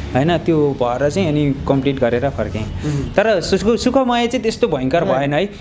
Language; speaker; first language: Nepali; native; Nepali